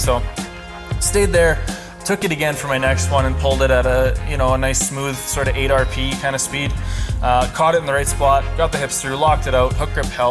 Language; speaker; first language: English; native; English